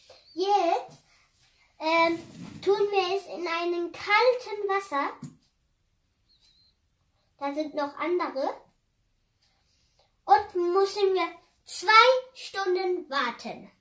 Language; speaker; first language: German; non-native, fluent; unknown